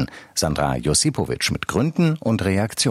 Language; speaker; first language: German; native; German